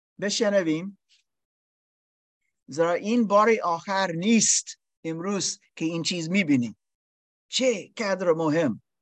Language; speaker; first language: Persian; non-native, learner; English